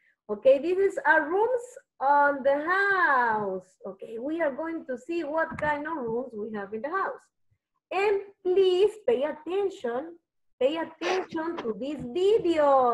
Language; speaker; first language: English; non-native, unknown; Spanish